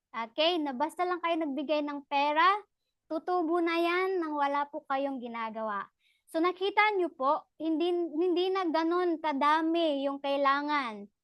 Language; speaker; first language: Filipino; non-native, local second language; Cebuano